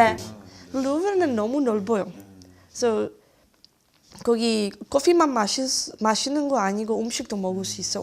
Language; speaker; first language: Korean; non-native, fluent; Czech